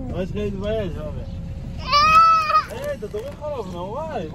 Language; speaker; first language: Hebrew; native; Hebrew